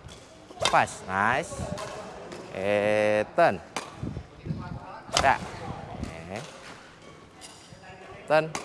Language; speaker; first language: English; non-native, fluent; Indonesian